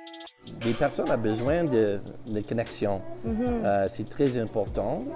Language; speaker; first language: French; early bilingual, heritage; English